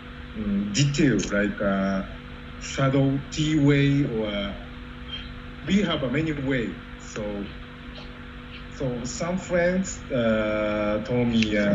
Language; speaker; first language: English; non-native, learner; Japanese